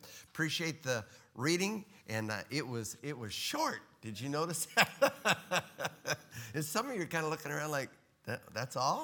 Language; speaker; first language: English; native; English